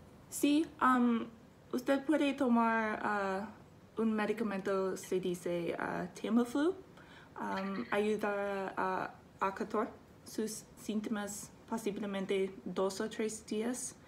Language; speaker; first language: Spanish; non-native, learner; English